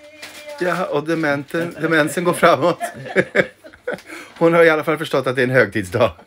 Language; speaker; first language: Swedish; native; Swedish